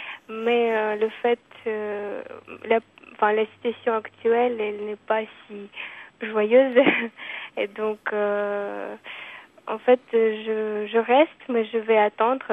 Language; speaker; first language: French; non-native, fluent; Kyrgyz